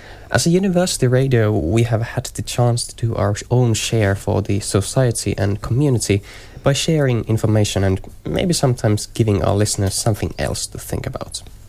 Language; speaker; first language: English; non-native, fluent; Finnish